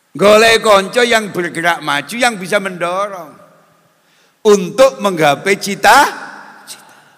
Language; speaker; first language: Indonesian; non-native, local second language; Javanese